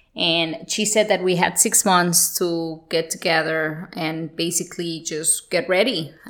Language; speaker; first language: English; early bilingual, other home language; Spanish